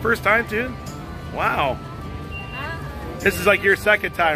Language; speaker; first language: English; native; English